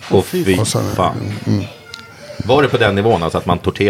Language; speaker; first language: Swedish; native; Swedish